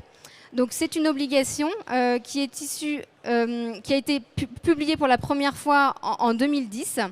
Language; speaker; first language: French; native; French